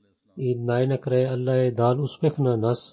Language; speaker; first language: Bulgarian; non-native, fluent; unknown